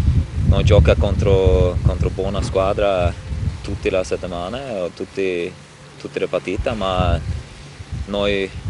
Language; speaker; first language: Italian; non-native, learner; Swedish